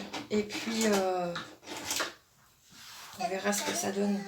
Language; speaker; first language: French; native; French